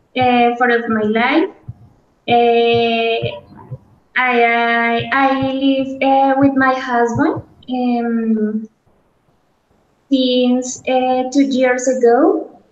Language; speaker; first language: English; non-native, learner; Spanish